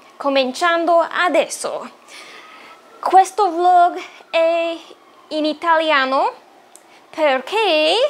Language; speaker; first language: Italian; non-native, learner; English